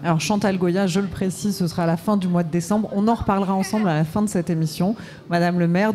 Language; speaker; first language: French; native; French